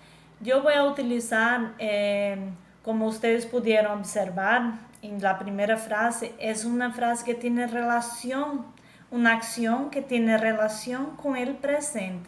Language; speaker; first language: Spanish; non-native, fluent; Portuguese